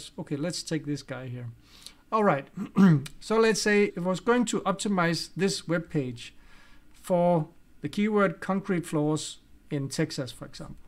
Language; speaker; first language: English; non-native, fluent; Danish